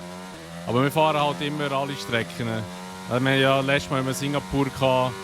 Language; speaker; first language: German; native; German